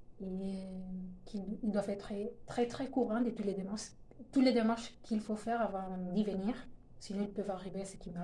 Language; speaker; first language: French; non-native, fluent; Spanish